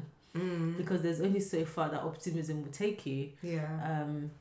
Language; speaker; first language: English; non-native, local second language; Yoruba